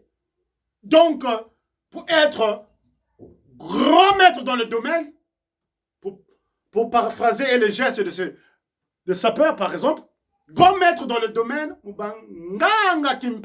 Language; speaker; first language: French; non-native, local second language; Kongo